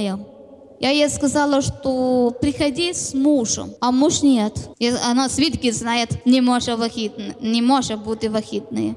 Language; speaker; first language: Ukrainian; non-native, learner; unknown